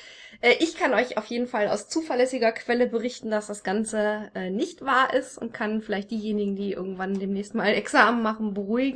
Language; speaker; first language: German; native; German